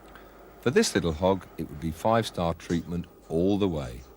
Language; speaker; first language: English; native; English